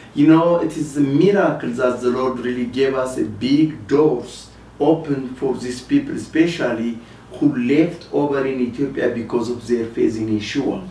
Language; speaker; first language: English; non-native, fluent; Amharic